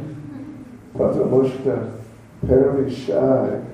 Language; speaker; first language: Russian; non-native, learner; English